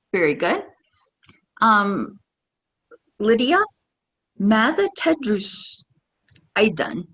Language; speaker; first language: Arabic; non-native, fluent; English